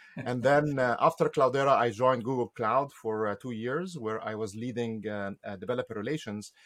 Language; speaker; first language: English; non-native, fluent; Arabic